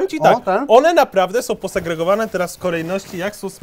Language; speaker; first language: Polish; native; Polish